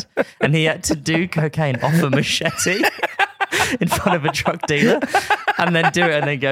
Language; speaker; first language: English; native; English